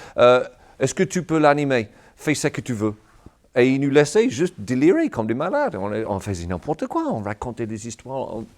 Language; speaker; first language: French; non-native, fluent; English